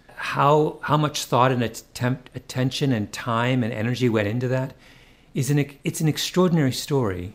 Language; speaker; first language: English; native; English